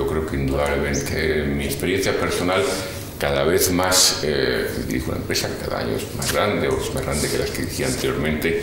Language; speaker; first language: Spanish; native; Spanish